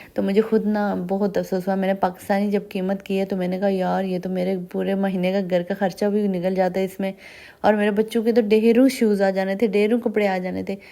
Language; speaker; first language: Hindi; non-native, local second language; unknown